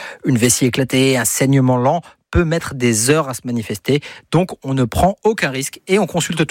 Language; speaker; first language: French; native; French